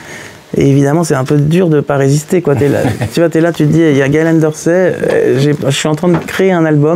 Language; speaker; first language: French; native; French